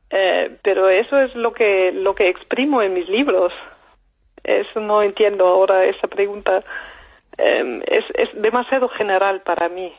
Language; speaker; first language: Spanish; non-native, fluent; German